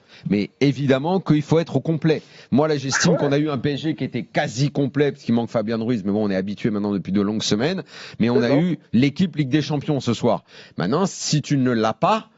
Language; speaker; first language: French; native; French